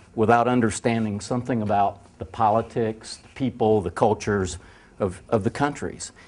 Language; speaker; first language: English; native; English